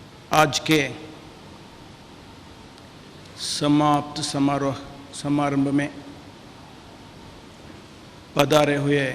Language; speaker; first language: Hindi; non-native, local second language; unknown